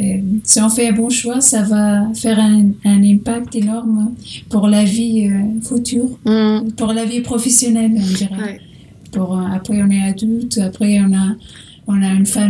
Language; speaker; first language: French; non-native, learner; Portuguese